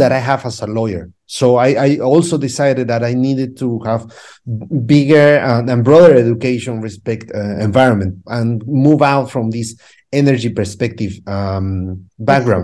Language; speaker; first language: English; non-native, fluent; Spanish